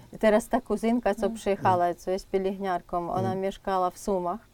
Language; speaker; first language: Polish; non-native, fluent; Ukrainian